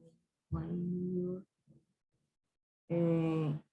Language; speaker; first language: English; non-native, learner; Spanish